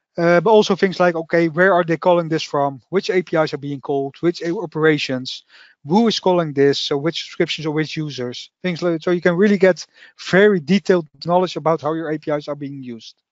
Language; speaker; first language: English; non-native, fluent; Dutch